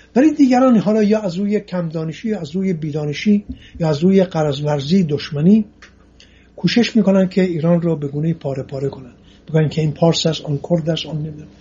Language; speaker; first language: Persian; non-native, local second language; Assyrian Neo-Aramaic